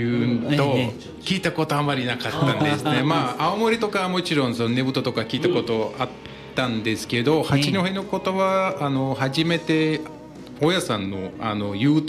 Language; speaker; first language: Japanese; non-native, fluent; Turkish